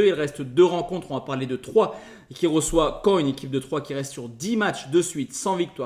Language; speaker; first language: French; native; French